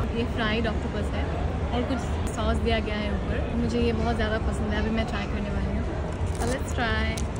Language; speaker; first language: Hindi; non-native, local second language; Bangla